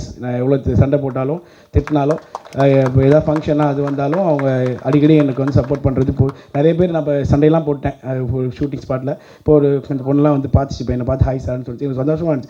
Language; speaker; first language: Tamil; native; Tamil